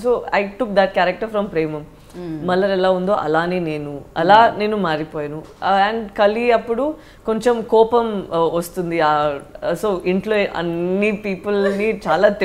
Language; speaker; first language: Telugu; non-native, learner; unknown